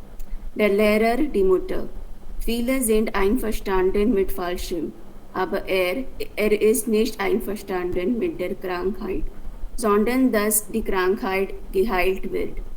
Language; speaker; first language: German; non-native, learner; Hindi